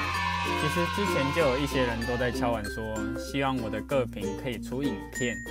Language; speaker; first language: Chinese; native; Chinese